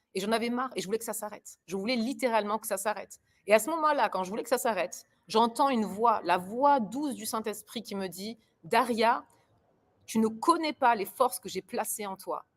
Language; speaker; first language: French; early bilingual, other home language; German